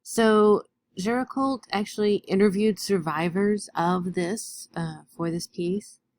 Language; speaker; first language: English; native; English